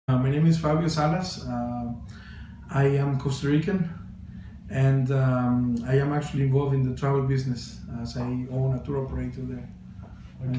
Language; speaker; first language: English; non-native, fluent; Spanish